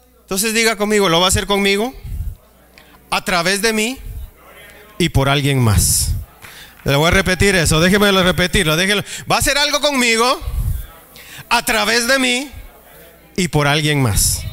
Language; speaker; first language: Spanish; native; Spanish